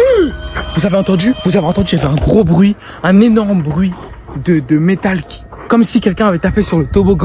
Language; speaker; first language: French; native; French